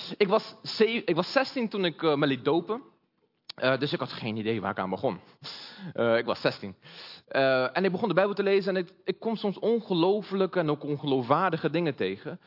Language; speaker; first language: Dutch; early bilingual, other home language; Portuguese